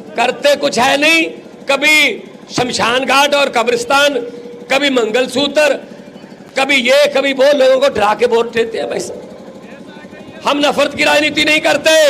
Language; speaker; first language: Hindi; non-native, local second language; Punjabi